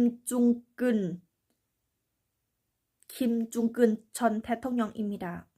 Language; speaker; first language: Korean; non-native, learner; Thai